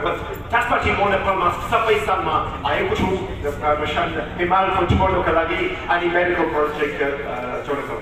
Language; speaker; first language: Nepali; non-native, learner; English